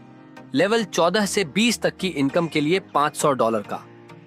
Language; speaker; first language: Hindi; native; Hindi